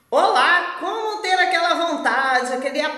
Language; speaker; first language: Portuguese; native; Portuguese